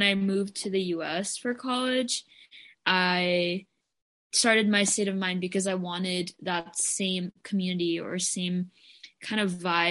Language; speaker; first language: English; non-native, local second language; Filipino